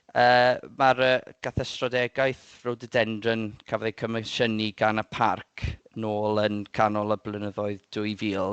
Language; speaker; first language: Welsh; native; Welsh